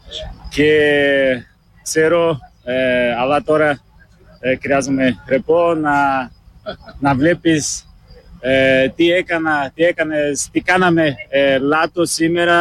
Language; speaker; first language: Greek; non-native, learner; Portuguese